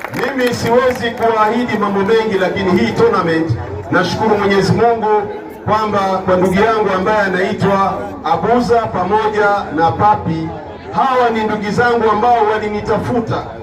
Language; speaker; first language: Swahili; native; Swahili